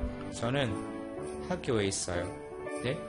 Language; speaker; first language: Korean; non-native, fluent; Indonesian